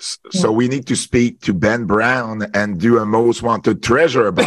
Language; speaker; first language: English; non-native, fluent; French